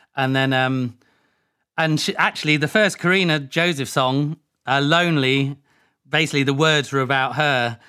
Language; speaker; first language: English; native; English